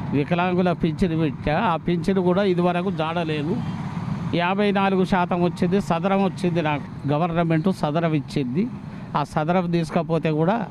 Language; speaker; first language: Telugu; native; Telugu